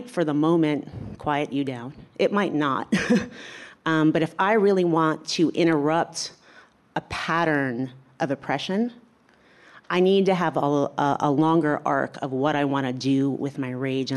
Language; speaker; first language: English; native; English